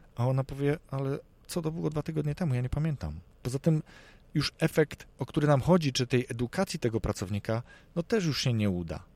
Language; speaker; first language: Polish; native; Polish